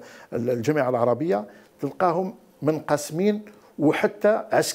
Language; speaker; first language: Arabic; native; Arabic